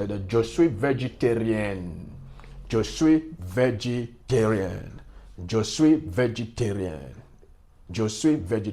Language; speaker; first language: French; non-native, learner; English